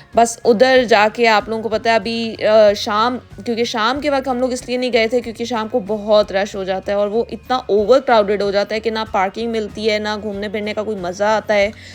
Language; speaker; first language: Urdu; native; Urdu